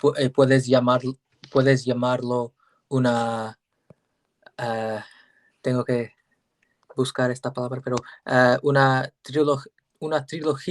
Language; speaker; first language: Spanish; non-native, learner; English